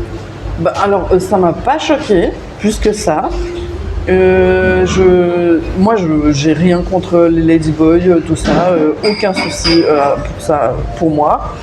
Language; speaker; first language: French; native; French